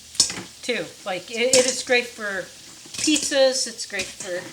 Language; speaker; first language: English; native; English